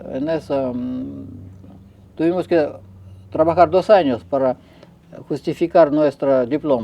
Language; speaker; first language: Spanish; non-native, fluent; Russian